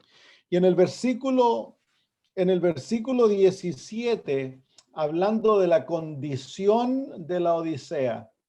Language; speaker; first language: Spanish; native; Spanish